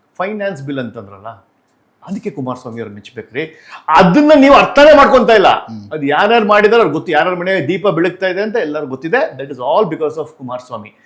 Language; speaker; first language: Kannada; native; Kannada